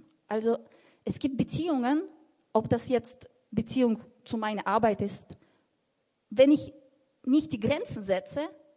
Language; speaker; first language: German; non-native, fluent; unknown